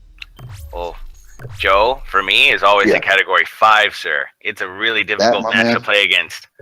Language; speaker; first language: English; native; English